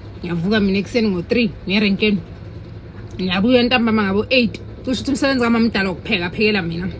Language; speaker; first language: Zulu; non-native, local second language; Southern Sotho